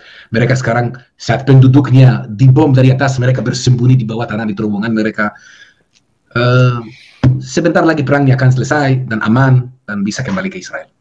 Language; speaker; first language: Indonesian; non-native, fluent; Hebrew